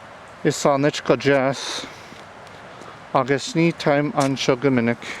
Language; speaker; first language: Irish; non-native, learner; English